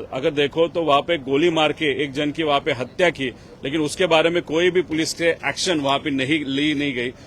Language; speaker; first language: Hindi; non-native, local second language; Marathi